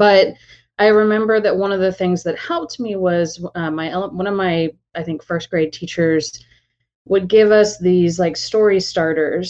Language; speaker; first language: English; native; English